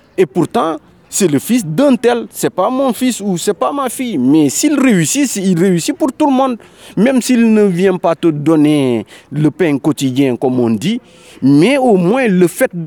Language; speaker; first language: French; non-native, local second language; Wolof